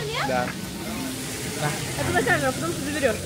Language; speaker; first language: Russian; native; Russian